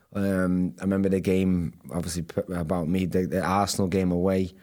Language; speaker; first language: English; native; English